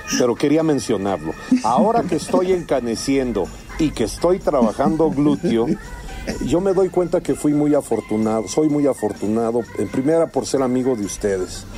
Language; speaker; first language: Spanish; early bilingual, heritage; Spanish